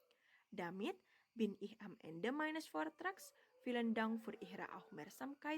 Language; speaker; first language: German; non-native, learner; Indonesian